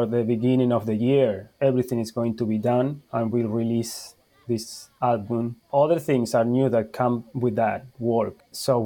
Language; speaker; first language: English; non-native, fluent; Spanish